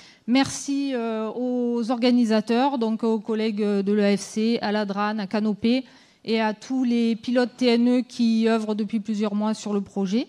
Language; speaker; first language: French; native; French